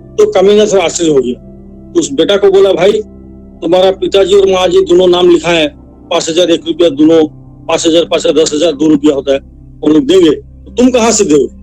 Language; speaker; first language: Hindi; non-native, local second language; Assamese